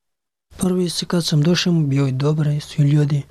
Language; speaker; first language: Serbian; non-native, learner; Pashto